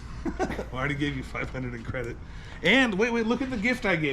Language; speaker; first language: English; native; English